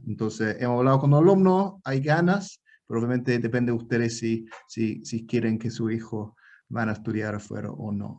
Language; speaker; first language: Spanish; non-native, fluent; English